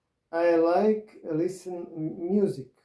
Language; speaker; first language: English; non-native, learner; Croatian